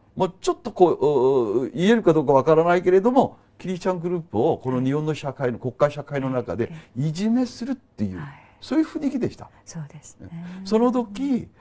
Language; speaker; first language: Japanese; non-native, fluent; Korean